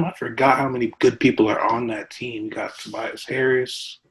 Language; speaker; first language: English; native; English